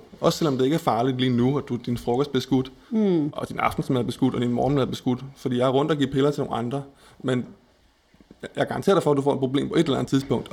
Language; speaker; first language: Danish; native; Danish